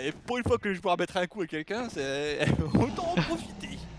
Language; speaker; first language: French; native; French